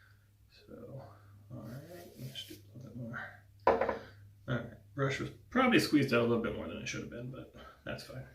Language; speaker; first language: English; native; English